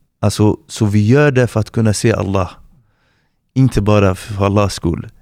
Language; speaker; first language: Swedish; non-native, fluent; Arabic